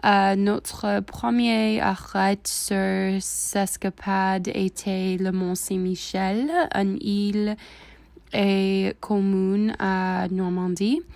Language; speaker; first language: French; non-native, learner; English